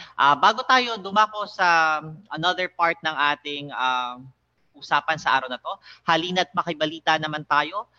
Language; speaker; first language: Filipino; native; Filipino